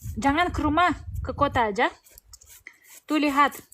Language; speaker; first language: Indonesian; non-native, learner; Russian